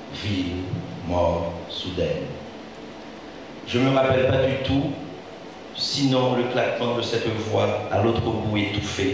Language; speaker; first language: French; non-native, local second language; Haitian Creole